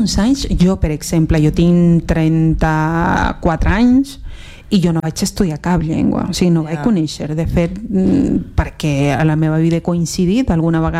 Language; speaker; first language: Catalan; non-native, fluent; Spanish